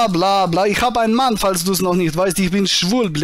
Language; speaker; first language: German; native; German